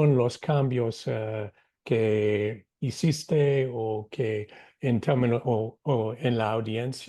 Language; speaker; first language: Spanish; non-native, fluent; English